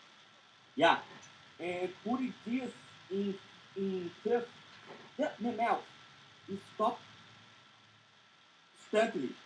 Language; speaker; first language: English; non-native, learner; Portuguese